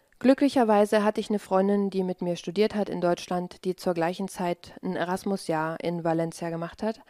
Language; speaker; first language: German; native; German